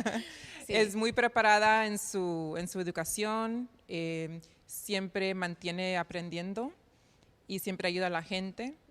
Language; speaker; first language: Spanish; early bilingual, heritage; Spanish